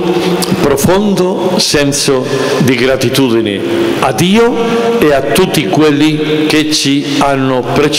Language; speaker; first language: Italian; non-native, fluent; Spanish